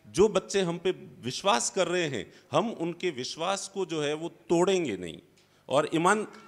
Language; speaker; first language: Hindi; native; Hindi